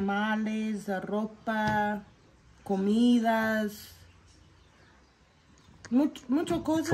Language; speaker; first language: Spanish; non-native, learner; English